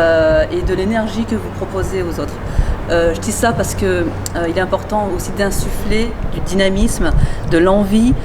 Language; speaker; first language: French; native; French